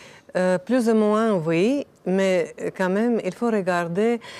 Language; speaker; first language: French; non-native, fluent; Latvian